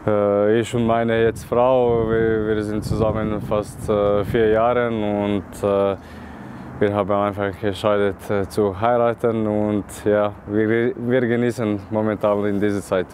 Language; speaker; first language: German; non-native, fluent; Croatian